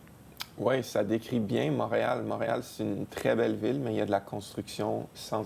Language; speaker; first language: French; native; French